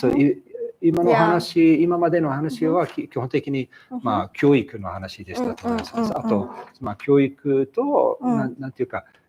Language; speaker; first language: Japanese; non-native, fluent; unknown